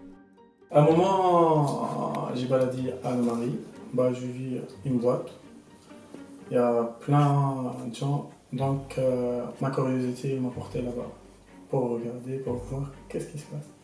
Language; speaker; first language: French; non-native, local second language; Arabic